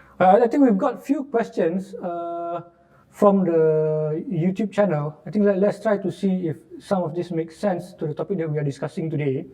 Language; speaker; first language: English; non-native, local second language; Malay